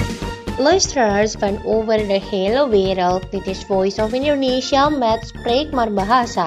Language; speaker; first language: Dutch; non-native, learner; Indonesian